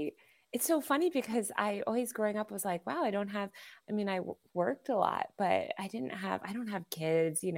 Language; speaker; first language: English; native; English